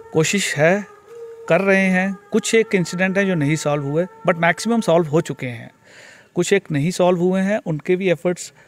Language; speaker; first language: Hindi; native; Hindi